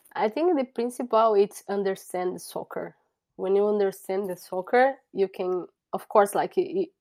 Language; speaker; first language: English; non-native, learner; Portuguese